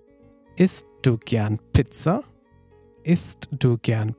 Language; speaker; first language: German; non-native, fluent; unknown